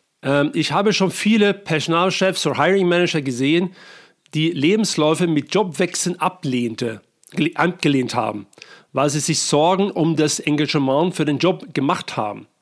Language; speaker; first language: German; non-native, fluent; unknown